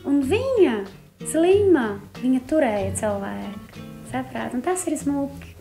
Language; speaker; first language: Latvian; non-native, learner; Portuguese